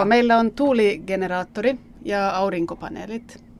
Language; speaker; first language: Finnish; non-native, local second language; Swedish